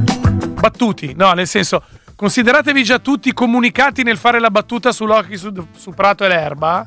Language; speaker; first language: Italian; native; Italian